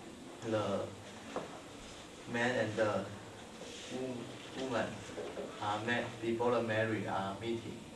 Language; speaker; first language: English; non-native, learner; Chinese